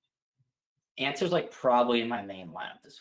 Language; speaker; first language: English; native; English